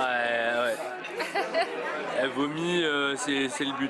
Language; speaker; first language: French; native; French